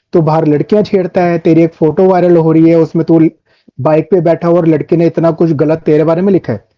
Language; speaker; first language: Hindi; non-native, local second language; Punjabi